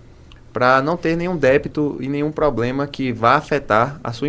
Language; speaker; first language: Portuguese; native; Portuguese